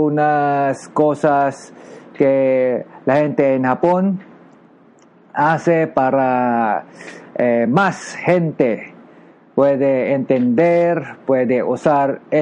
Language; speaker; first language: Spanish; non-native, learner; Filipino